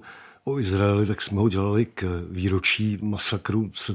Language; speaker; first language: Czech; native; Czech